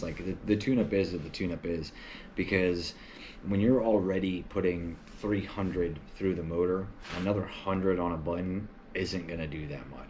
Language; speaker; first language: English; native; English